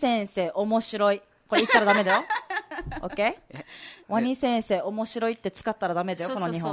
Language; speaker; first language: Japanese; native; Japanese